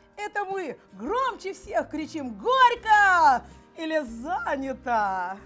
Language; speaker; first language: Russian; native; Russian